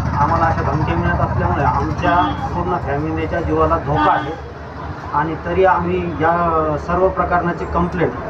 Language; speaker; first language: Marathi; native; Marathi